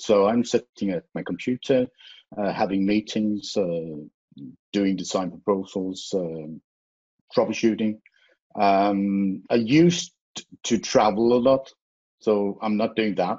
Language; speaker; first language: English; non-native, fluent; Faroese